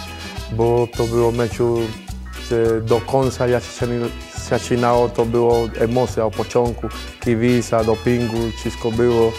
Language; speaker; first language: Polish; non-native, learner; Spanish